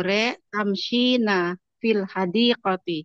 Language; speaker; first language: Arabic; non-native, learner; Indonesian